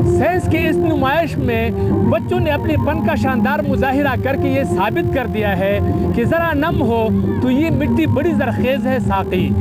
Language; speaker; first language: Urdu; non-native, local second language; Pashto